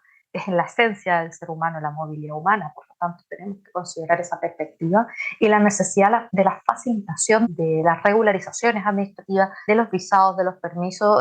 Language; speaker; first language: Spanish; native; Spanish